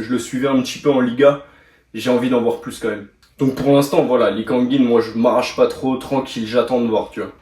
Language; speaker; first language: French; native; French